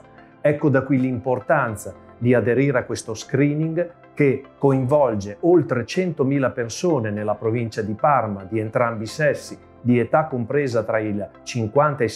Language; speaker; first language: Italian; native; Italian